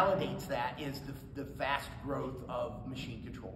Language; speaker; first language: English; native; English